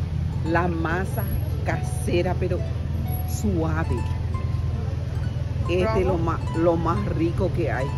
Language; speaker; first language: Spanish; non-native, local second language; Guarani